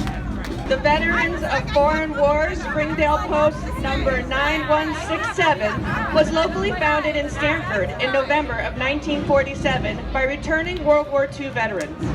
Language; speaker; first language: English; native; English